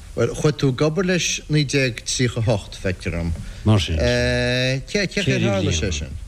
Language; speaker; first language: Irish; native; Irish